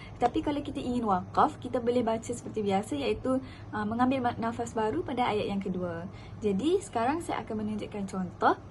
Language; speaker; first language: Malay; native; Malay